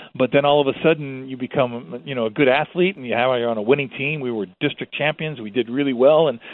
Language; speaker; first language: English; early bilingual, other home language; Spanish